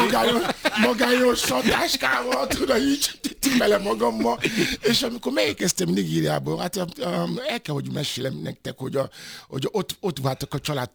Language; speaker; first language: Hungarian; non-native, fluent; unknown